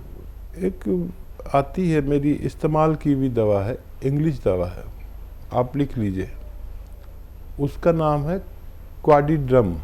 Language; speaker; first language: Hindi; native; Hindi